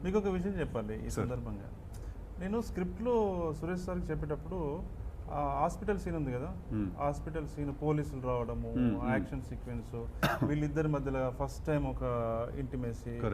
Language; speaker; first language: Telugu; native; Telugu